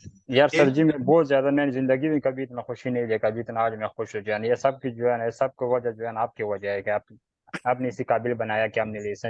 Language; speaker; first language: Hindi; non-native, learner; Pashto